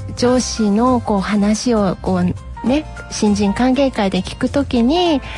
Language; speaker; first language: Japanese; native; Japanese